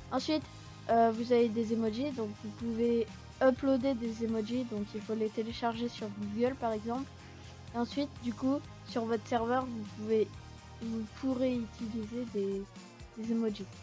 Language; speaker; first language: French; native; French